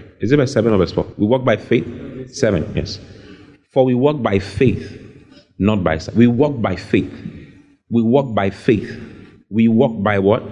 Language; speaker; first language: English; non-native, local second language; Akan